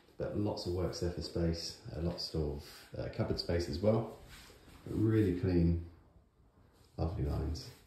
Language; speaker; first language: English; native; English